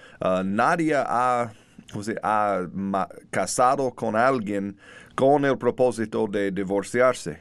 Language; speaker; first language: Spanish; non-native, learner; English